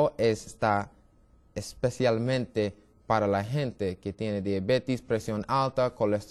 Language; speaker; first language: Spanish; non-native, learner; English